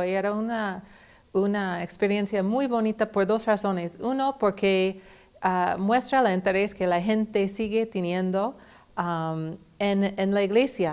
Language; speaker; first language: Spanish; non-native, fluent; English